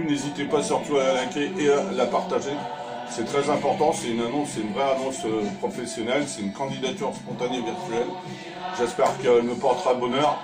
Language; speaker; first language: French; native; French